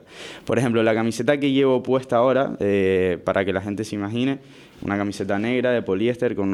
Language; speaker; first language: Spanish; native; Spanish